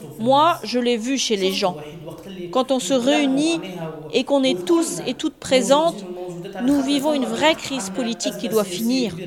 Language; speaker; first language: French; non-native, local second language; Arabic